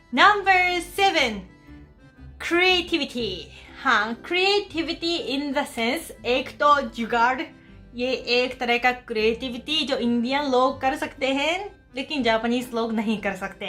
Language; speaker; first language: Hindi; non-native, fluent; Japanese